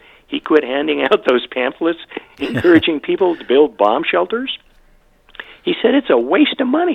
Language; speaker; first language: English; native; English